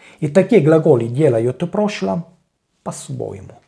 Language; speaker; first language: Russian; non-native, learner; Italian